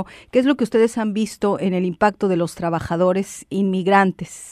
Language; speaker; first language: Spanish; native; Spanish